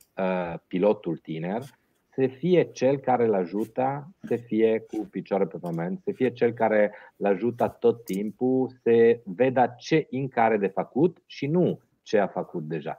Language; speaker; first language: Romanian; non-native, fluent; Italian